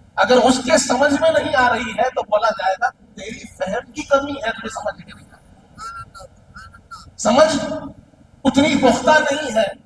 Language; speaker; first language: Urdu; native; Urdu